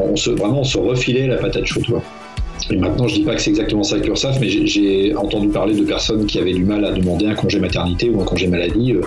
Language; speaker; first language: French; native; French